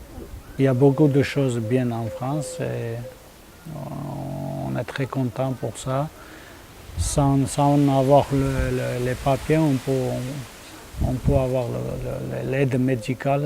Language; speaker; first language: French; non-native, learner; Armenian